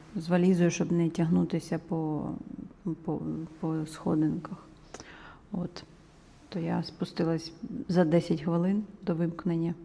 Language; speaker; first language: Ukrainian; native; Ukrainian